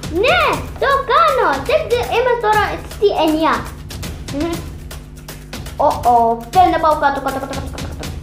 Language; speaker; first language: Greek; non-native, learner; Arabic